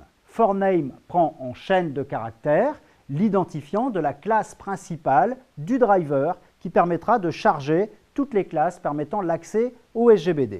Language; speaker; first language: French; native; French